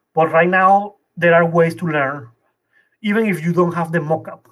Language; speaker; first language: English; non-native, fluent; Spanish